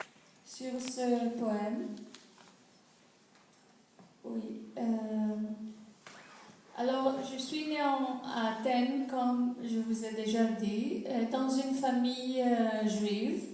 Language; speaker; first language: French; non-native, fluent; Greek